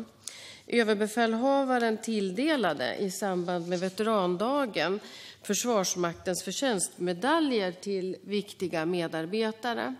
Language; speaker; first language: Swedish; native; Swedish